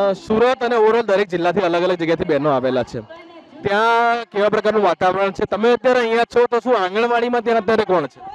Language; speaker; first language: Gujarati; native; Gujarati